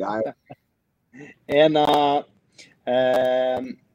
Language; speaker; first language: English; non-native, learner; French